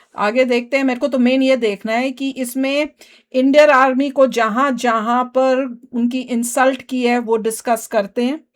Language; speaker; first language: Hindi; native; Hindi